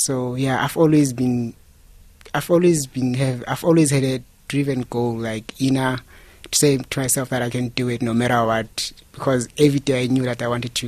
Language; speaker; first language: English; non-native, local second language; Xhosa